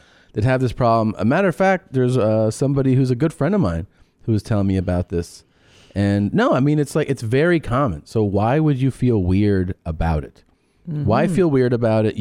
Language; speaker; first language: English; native; English